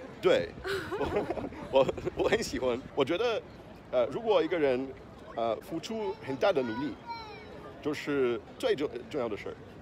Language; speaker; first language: Chinese; non-native, learner; Portuguese